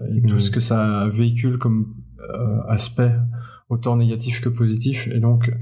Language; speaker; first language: French; native; French